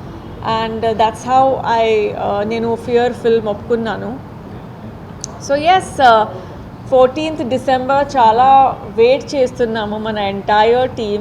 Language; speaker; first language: Telugu; non-native, learner; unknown